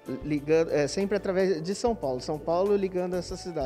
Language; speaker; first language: Portuguese; native; Portuguese